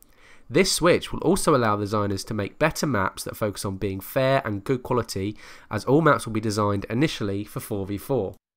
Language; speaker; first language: English; native; English